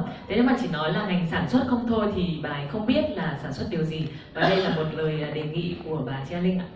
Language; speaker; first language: Vietnamese; native; Vietnamese